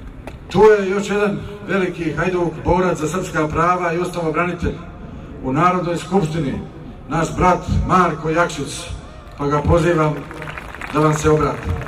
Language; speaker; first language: Bosnian; native; Bosnian